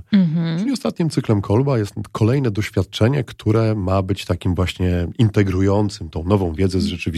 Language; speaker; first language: Polish; native; Polish